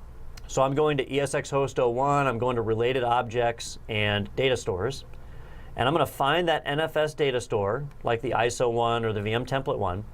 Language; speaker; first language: English; native; English